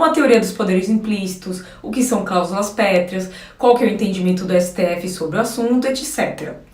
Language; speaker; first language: Portuguese; native; Portuguese